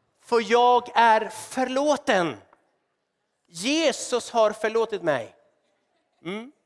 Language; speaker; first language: Swedish; non-native, fluent; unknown